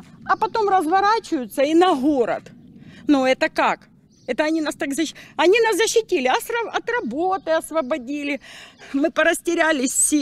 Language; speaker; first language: Russian; native; Russian